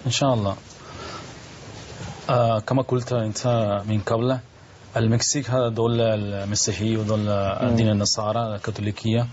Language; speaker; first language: Arabic; non-native, learner; Spanish